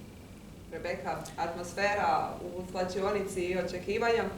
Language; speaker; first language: Croatian; native; Croatian